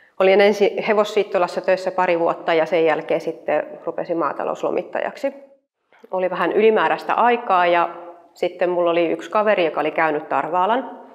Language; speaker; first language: Finnish; native; Finnish